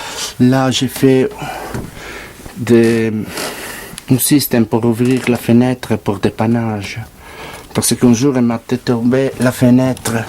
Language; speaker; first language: French; non-native, learner; Italian